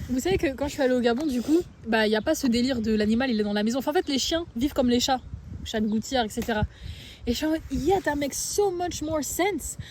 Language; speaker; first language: French; native; French